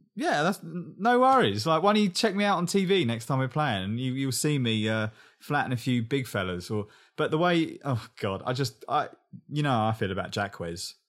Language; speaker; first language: English; native; English